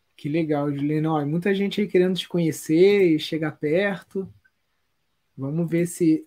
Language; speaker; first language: Portuguese; native; Portuguese